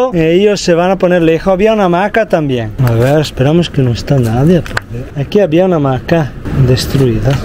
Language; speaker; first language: Spanish; non-native, learner; Italian